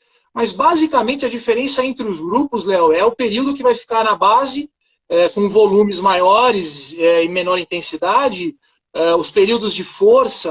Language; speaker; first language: Portuguese; native; Portuguese